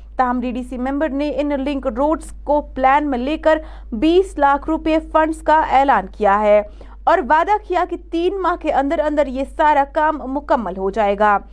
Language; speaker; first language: Urdu; non-native, local second language; Kashmiri